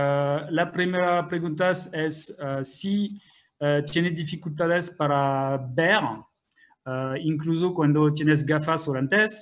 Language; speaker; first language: Spanish; non-native, fluent; French